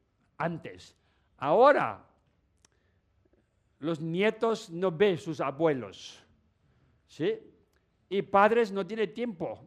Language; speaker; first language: Spanish; non-native, learner; Tibetan